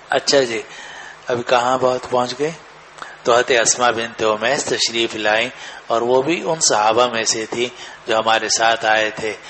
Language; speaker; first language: Urdu; native; Urdu